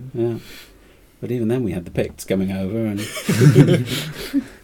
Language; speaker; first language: English; native; English